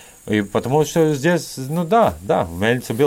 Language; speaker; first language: Russian; non-native, learner; Latvian